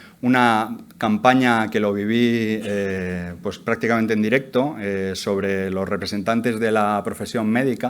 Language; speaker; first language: Spanish; native; Spanish